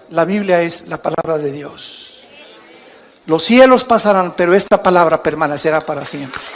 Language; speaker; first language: Spanish; native; Spanish